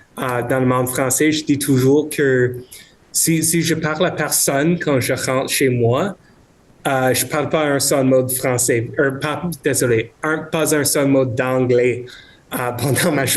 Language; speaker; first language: French; non-native, local second language; English